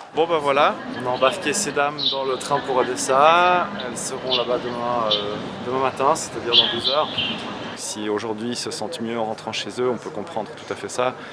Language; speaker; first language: French; native; French